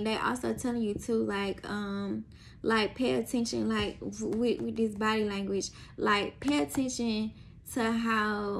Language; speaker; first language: English; native; English